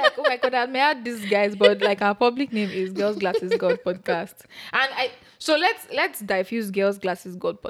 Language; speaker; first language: English; non-native, local second language; Yoruba